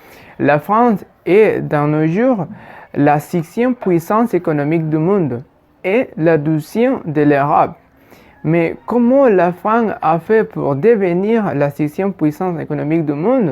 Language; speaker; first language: French; non-native, fluent; Spanish